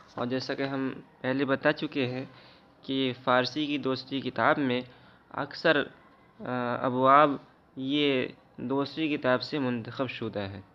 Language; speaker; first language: Urdu; native; Urdu